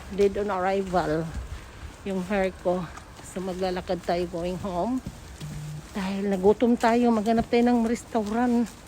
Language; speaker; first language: Filipino; native; Filipino